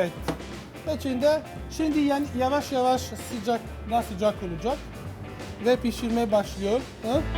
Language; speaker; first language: Turkish; non-native, learner; Italian